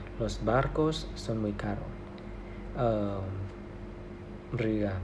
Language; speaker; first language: Spanish; non-native, learner; Thai